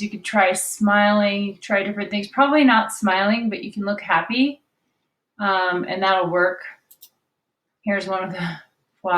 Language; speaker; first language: English; native; English